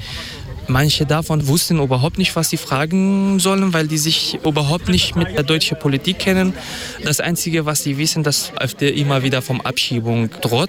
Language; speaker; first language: German; non-native, fluent; Kurdish